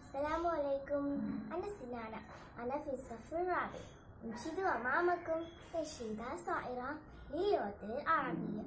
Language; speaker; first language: Arabic; non-native, learner; Malayalam